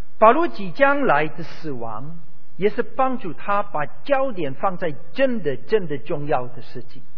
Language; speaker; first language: Chinese; non-native, fluent; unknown